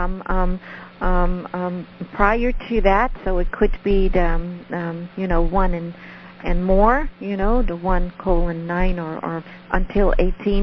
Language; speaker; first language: English; non-native, fluent; Dutch